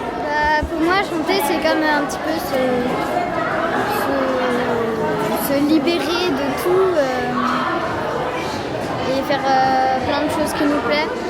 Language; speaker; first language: French; native; French